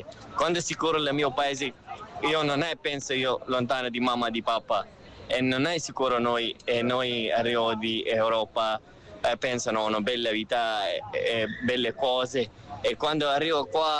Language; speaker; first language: Italian; non-native, learner; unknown